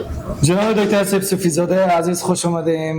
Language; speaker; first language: Persian; native; Persian